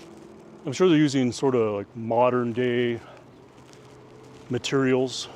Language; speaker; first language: English; native; English